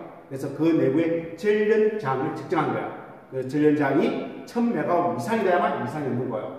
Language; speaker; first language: Korean; native; Korean